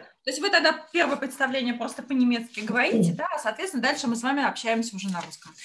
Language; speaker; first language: Russian; native; Russian